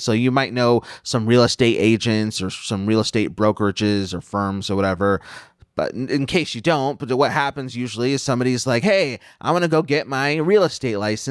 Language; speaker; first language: English; native; English